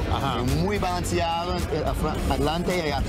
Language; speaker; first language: Spanish; non-native, fluent; English